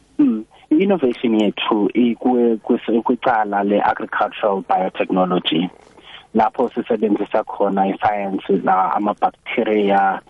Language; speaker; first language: Zulu; non-native, local second language; Xhosa